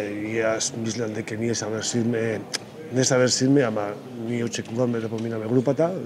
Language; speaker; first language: Macedonian; non-native, learner; Spanish